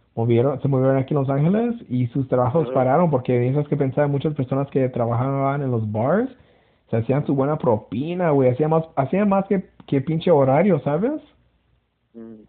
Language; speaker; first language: Spanish; early bilingual, heritage; Spanish